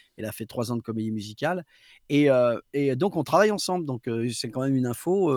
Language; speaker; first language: French; native; French